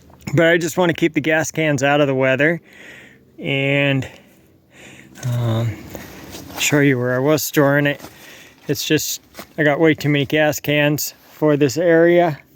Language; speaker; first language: English; native; English